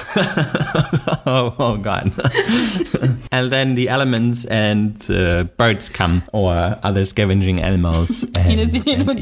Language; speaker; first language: English; non-native, fluent; German